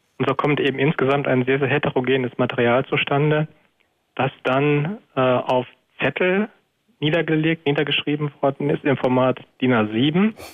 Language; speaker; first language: German; native; German